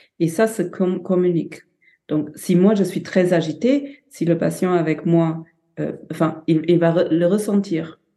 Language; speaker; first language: French; non-native, fluent; German